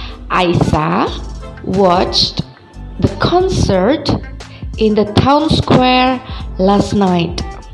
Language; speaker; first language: English; non-native, fluent; Indonesian